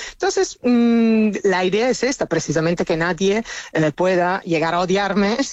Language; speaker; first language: Spanish; non-native, fluent; Italian